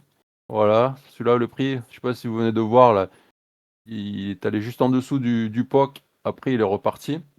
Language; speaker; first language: French; native; French